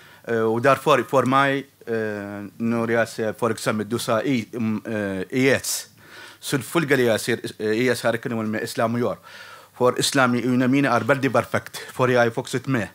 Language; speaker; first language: Norwegian; non-native, fluent; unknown